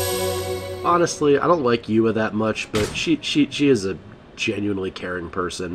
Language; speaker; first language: English; native; English